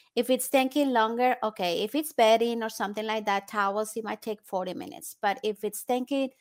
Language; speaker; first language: English; non-native, fluent; Spanish